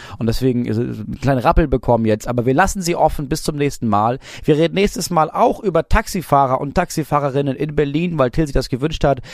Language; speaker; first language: German; native; German